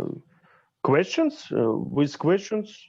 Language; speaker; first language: English; non-native, learner; Russian